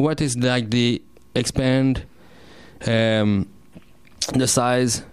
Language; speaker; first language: English; non-native, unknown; French